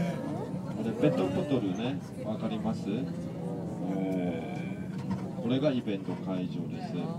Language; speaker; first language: Japanese; non-native, fluent; Chinese